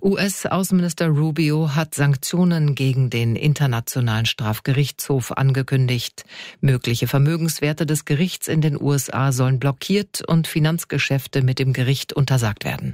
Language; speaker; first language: German; native; German